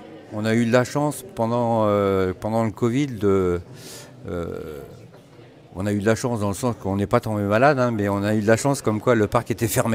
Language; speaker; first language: French; native; French